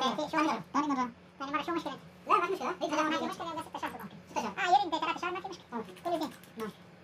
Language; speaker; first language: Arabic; non-native, learner; Urdu